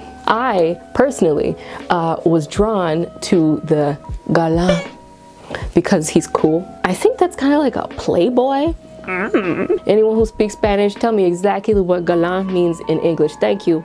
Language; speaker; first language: English; native; English